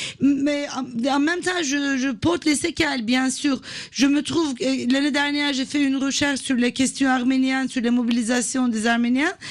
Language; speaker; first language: French; non-native, fluent; Turkish